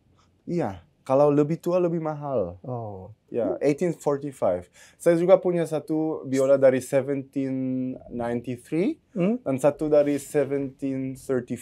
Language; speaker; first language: Indonesian; early bilingual, heritage; German